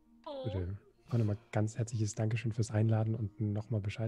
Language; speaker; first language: German; native; German